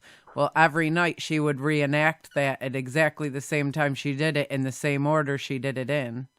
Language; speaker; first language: English; native; English